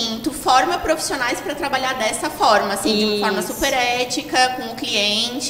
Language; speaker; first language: Portuguese; native; Portuguese